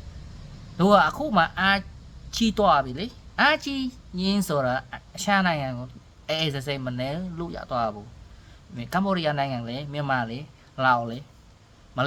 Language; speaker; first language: Burmese; non-native, learner; Khmer